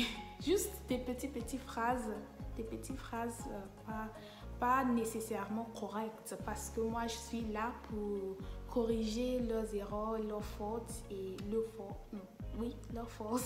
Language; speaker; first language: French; non-native, fluent; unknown